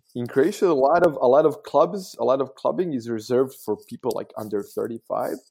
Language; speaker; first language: English; non-native, fluent; Croatian